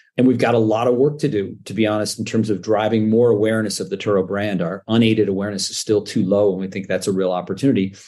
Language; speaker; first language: English; native; English